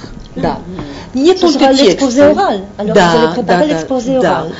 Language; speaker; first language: Russian; non-native, fluent; French